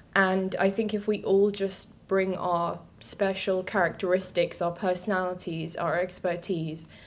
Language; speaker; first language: English; native; English